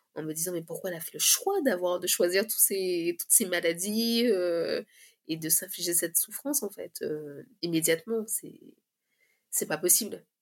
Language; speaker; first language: French; native; French